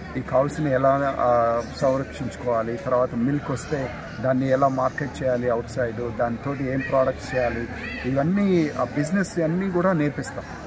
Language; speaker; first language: Telugu; native; Telugu